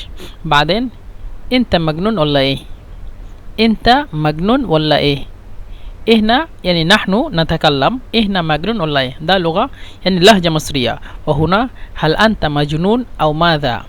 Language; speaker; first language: Arabic; non-native, fluent; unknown